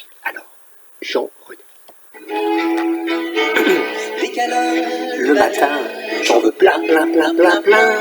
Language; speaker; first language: French; native; French